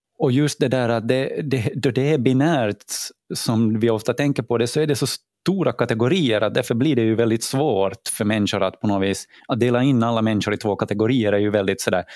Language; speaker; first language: Swedish; native; Swedish